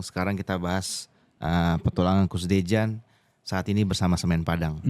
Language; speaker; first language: Indonesian; native; Indonesian